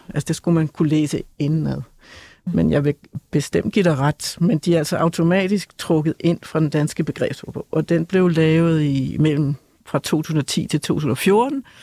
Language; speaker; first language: Danish; native; Danish